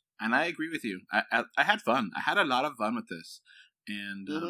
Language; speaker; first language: English; native; English